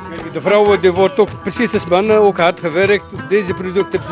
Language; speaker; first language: Dutch; early bilingual, other home language; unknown